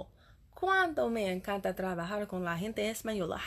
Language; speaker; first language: Spanish; non-native, learner; English